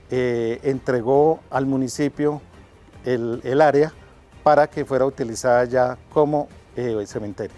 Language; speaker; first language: Spanish; native; Spanish